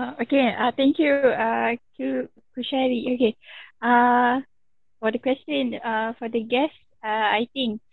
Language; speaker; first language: English; non-native, local second language; Malay